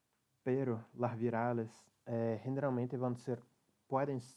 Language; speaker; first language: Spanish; non-native, learner; Portuguese